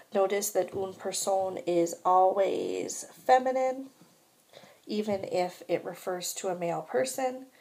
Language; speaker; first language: English; native; English